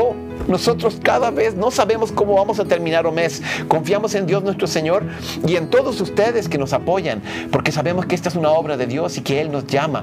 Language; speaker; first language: Spanish; non-native, fluent; Portuguese